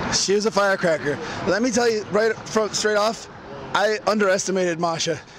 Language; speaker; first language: English; native; English